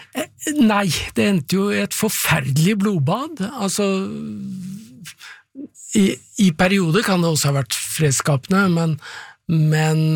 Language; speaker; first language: Norwegian; native; Norwegian